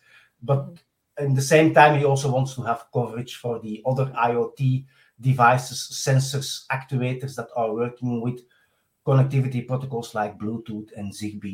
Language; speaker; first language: English; non-native, fluent; Dutch